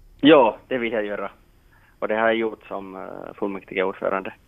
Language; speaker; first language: Swedish; non-native, local second language; Finnish